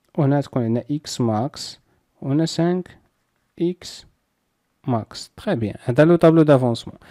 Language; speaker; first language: French; non-native, local second language; Arabic